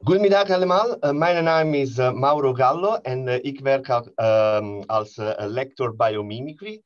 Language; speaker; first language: Dutch; non-native, learner; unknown